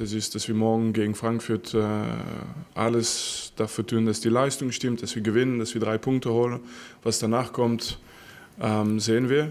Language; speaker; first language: German; non-native, fluent; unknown